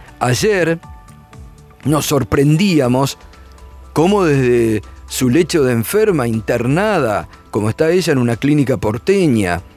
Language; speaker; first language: Spanish; native; Spanish